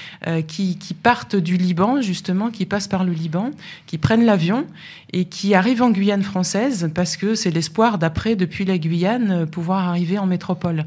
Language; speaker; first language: French; native; French